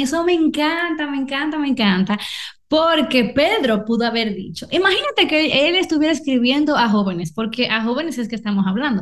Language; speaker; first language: Spanish; native; Spanish